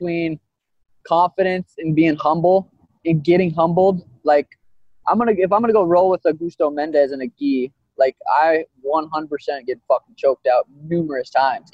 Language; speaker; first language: English; native; English